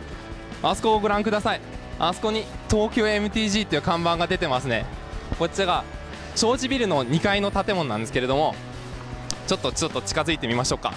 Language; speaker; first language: Japanese; early bilingual, heritage; Japanese